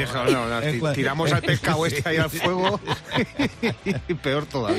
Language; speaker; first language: Spanish; native; Spanish